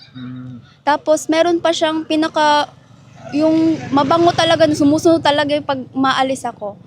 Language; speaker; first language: Filipino; native; Filipino